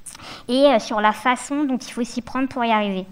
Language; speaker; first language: French; native; French